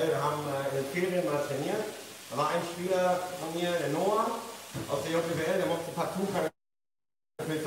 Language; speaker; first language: German; native; German